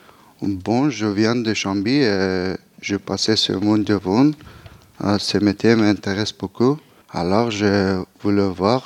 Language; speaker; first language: French; non-native, learner; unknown